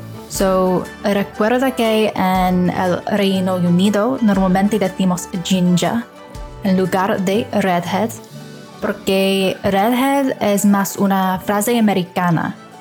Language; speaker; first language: Spanish; non-native, fluent; English